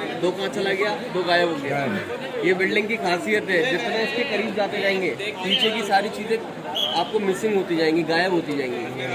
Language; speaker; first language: Hindi; native; Hindi